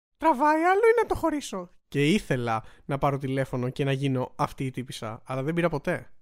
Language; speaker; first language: Greek; native; Greek